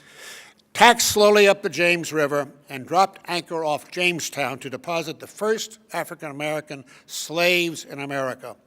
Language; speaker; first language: English; native; English